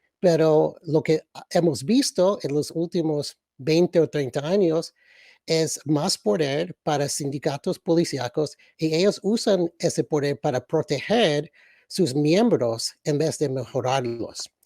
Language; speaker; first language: Spanish; early bilingual, other home language; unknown